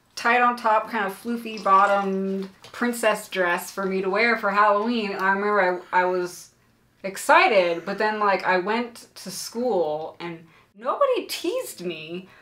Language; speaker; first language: English; native; English